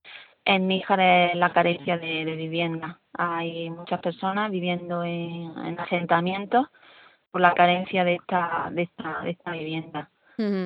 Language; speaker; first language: Spanish; native; Spanish